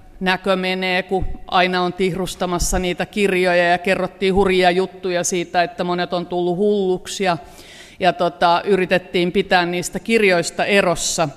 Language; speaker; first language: Finnish; native; Finnish